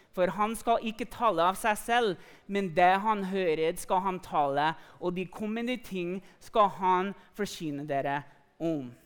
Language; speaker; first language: Norwegian; non-native, fluent; English